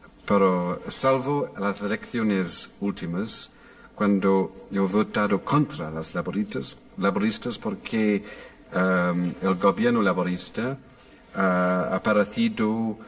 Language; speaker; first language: Spanish; non-native, fluent; English